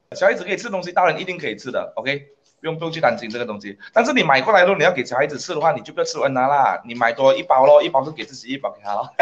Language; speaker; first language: Chinese; non-native, local second language; English